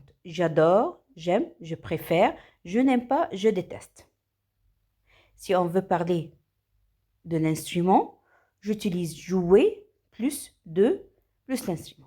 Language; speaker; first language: French; non-native, fluent; Arabic